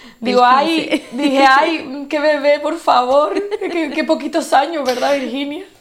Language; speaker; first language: Spanish; native; Spanish